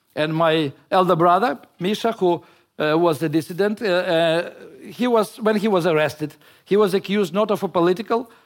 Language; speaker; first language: English; non-native, fluent; Russian